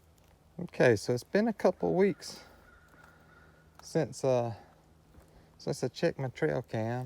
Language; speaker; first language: English; native; English